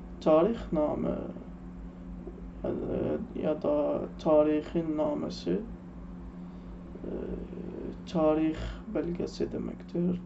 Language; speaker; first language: Turkish; non-native, learner; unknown